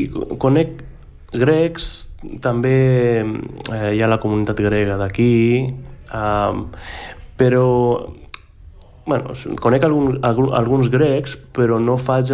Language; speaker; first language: Catalan; non-native, fluent; Greek